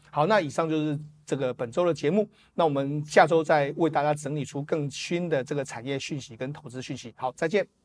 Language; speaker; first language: Chinese; native; Chinese